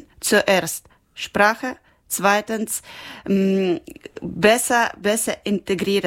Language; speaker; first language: German; non-native, learner; Ukrainian